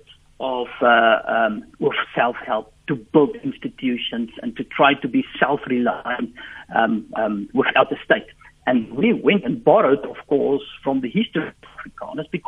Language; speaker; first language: English; non-native, local second language; Afrikaans